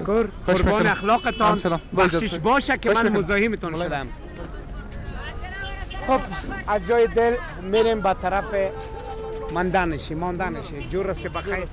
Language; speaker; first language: Persian; native; Persian